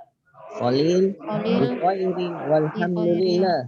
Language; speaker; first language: Arabic; non-native, learner; Indonesian